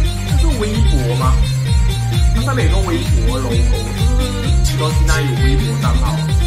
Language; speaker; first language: Chinese; native; Chinese